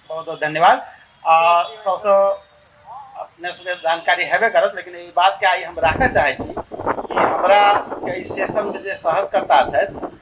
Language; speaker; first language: Maithili; native; Maithili